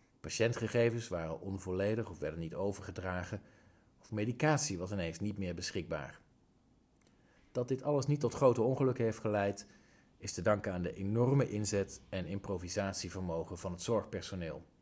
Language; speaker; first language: Dutch; native; Dutch